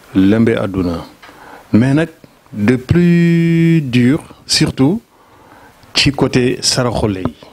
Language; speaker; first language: Wolof; non-native, local second language; Soninke